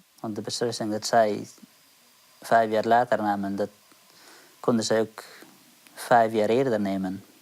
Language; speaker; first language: Dutch; non-native, fluent; Persian